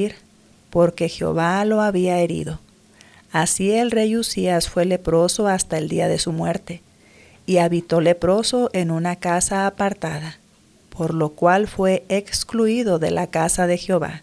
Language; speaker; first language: Spanish; native; Spanish